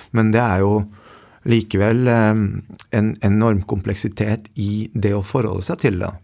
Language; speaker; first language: Norwegian; early bilingual, other home language; Spanish